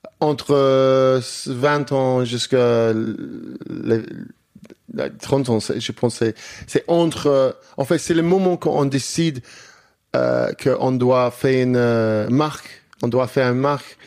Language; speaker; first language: French; non-native, learner; English